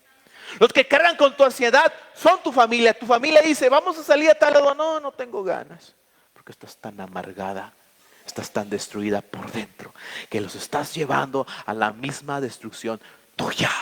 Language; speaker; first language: Spanish; native; Spanish